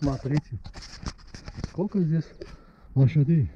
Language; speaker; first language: Russian; non-native, fluent; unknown